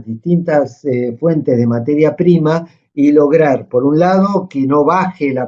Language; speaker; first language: Spanish; native; Spanish